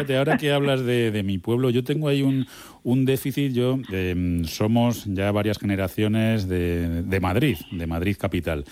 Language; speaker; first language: Spanish; native; Spanish